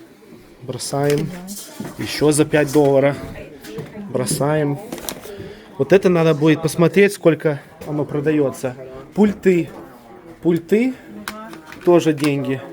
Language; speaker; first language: Russian; early bilingual, heritage; Russian